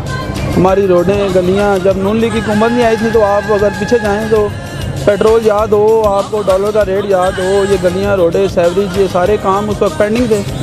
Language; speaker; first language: Urdu; native; Urdu